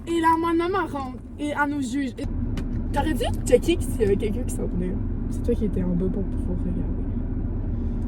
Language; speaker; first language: French; native; French